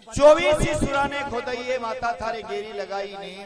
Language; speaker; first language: Hindi; native; Hindi